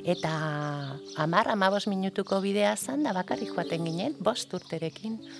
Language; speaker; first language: Basque; non-native, local second language; Spanish